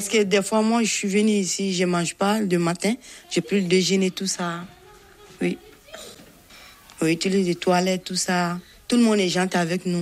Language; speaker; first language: French; non-native, learner; Bambara